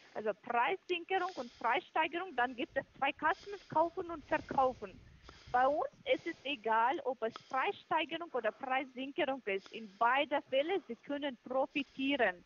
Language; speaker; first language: German; non-native, fluent; Russian